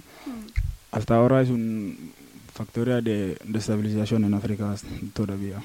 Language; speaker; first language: Spanish; non-native, learner; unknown